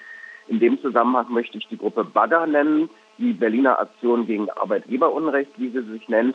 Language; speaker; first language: German; native; German